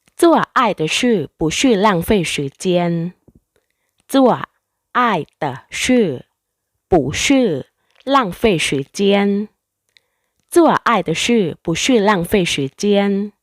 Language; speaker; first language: Chinese; non-native, fluent; Thai